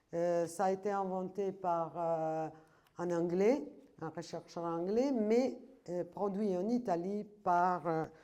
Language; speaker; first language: French; non-native, fluent; Italian